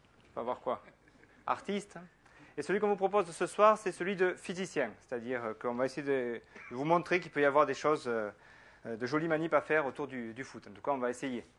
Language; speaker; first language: French; native; French